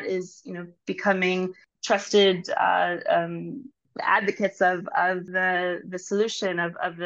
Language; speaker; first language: English; native; English